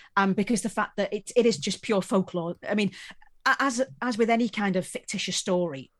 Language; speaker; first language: English; native; English